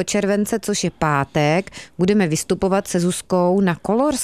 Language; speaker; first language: Czech; native; Czech